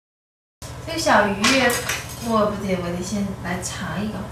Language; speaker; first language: Chinese; native; Chinese